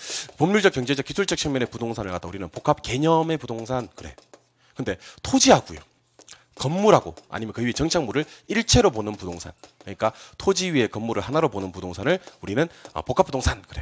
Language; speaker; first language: Korean; native; Korean